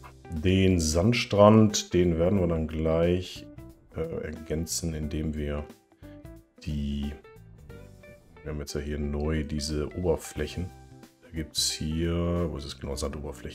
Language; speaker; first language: German; native; German